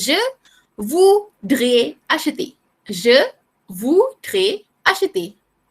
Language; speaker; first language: French; non-native, fluent; Malay